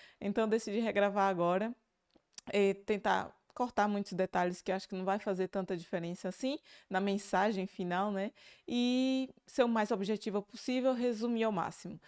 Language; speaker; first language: Portuguese; native; Portuguese